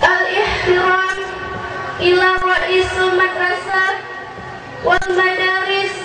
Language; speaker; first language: Arabic; non-native, learner; Indonesian